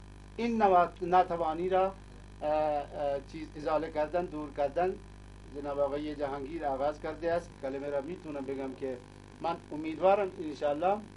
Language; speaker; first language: Persian; non-native, fluent; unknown